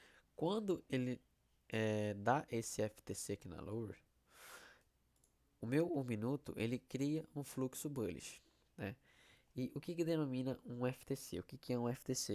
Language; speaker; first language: Portuguese; native; Portuguese